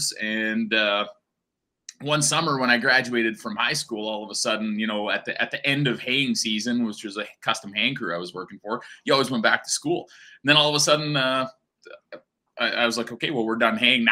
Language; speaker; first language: English; native; English